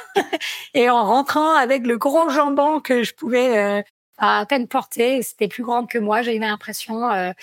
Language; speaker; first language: French; non-native, fluent; English